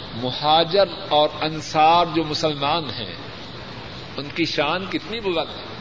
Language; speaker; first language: Urdu; native; Urdu